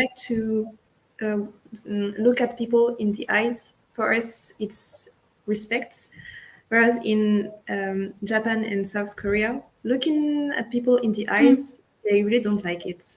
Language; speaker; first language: English; non-native, fluent; French